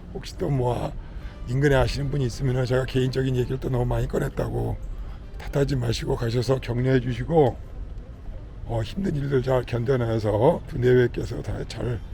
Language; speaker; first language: Korean; native; Korean